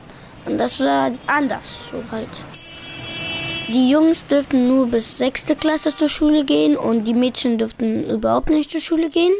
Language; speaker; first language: German; early bilingual, other home language; Pashto